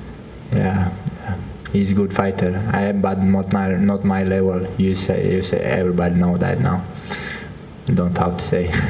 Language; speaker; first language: English; non-native, learner; Chechen